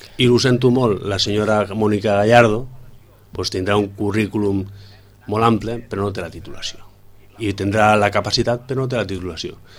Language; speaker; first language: Catalan; non-native, local second language; Spanish